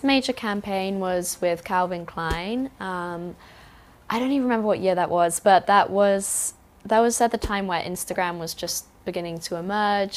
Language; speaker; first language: English; native; English